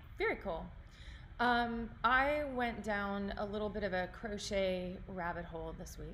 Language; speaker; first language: English; native; English